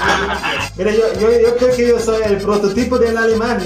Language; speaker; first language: Spanish; non-native, fluent; German